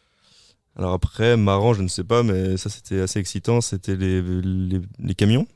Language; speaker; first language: French; native; French